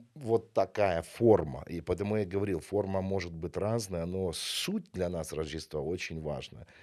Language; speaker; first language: Russian; non-native, local second language; Ukrainian